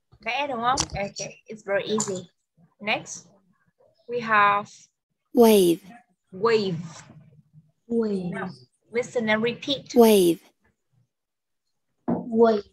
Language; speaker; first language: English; non-native, fluent; Vietnamese